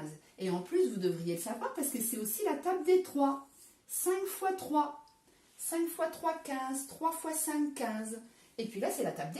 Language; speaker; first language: French; native; French